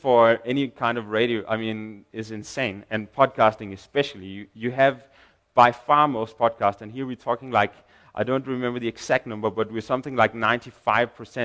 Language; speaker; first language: English; non-native, fluent; Danish